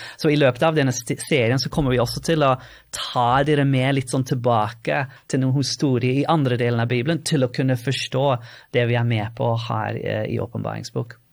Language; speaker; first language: Norwegian; non-native, fluent; English